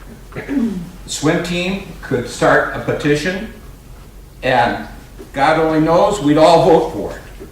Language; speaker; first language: English; native; English